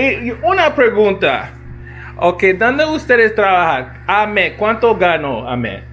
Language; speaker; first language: Spanish; non-native, learner; English